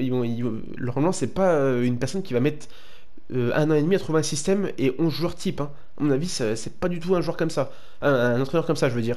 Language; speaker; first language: French; native; French